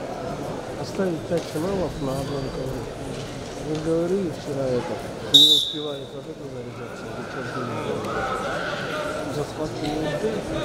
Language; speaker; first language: Russian; non-native, local second language; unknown